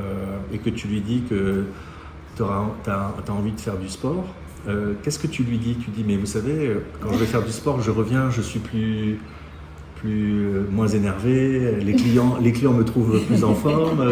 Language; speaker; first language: French; native; French